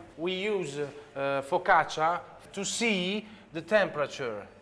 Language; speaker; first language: English; non-native, learner; Italian